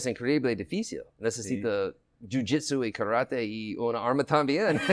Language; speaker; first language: Spanish; non-native, learner; English